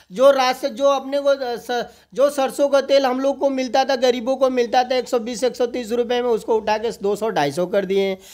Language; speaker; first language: Hindi; native; Hindi